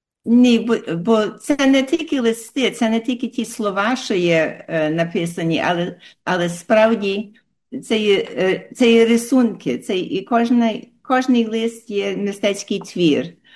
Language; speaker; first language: Ukrainian; early bilingual, heritage; Ukrainian